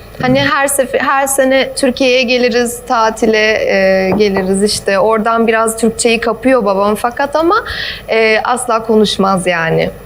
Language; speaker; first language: Turkish; early bilingual, heritage; German